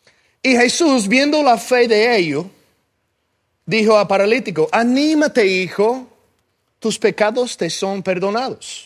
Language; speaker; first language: Spanish; non-native, fluent; English